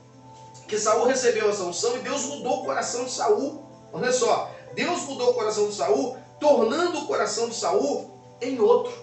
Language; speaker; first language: Portuguese; native; Portuguese